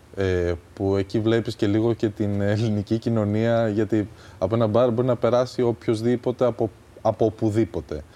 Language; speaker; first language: Greek; early bilingual, other home language; Albanian